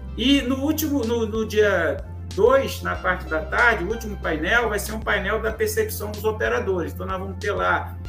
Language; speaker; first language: Portuguese; native; Portuguese